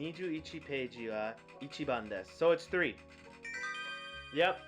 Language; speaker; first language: Japanese; non-native, learner; English